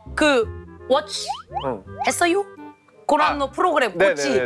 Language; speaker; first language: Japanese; non-native, learner; Korean